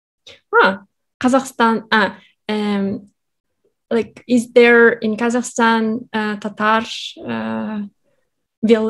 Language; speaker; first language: English; non-native, fluent; Kazakh